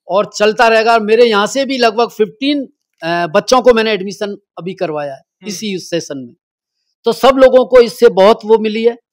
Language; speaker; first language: Hindi; native; Hindi